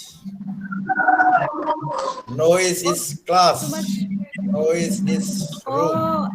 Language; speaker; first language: English; non-native, learner; Indonesian